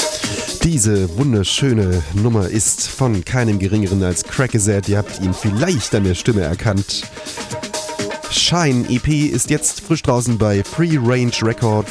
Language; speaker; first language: German; native; German